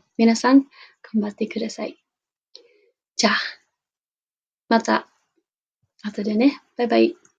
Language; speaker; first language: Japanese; non-native, fluent; English